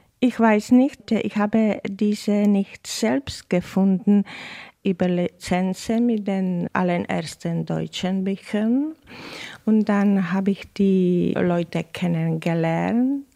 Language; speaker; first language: German; non-native, fluent; Czech